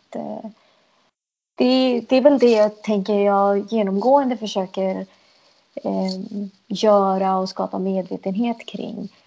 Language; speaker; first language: Swedish; early bilingual, other home language; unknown